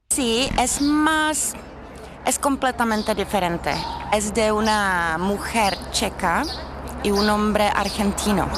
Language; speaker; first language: Spanish; non-native, learner; Czech